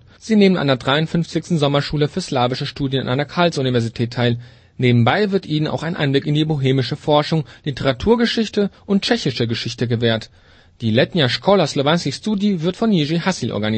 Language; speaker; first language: German; native; German